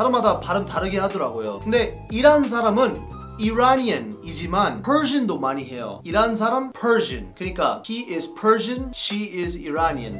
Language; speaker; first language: Korean; non-native, fluent; English